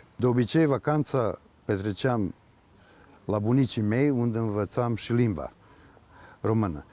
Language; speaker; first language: Romanian; early bilingual, heritage; Serbian